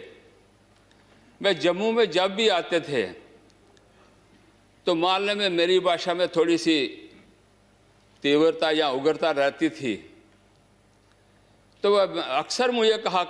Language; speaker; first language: Hindi; non-native, local second language; Dogri